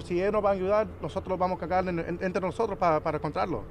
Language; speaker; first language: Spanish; early bilingual, other home language; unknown